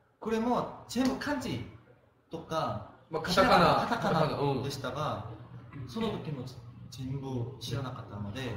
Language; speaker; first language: Japanese; non-native, fluent; Korean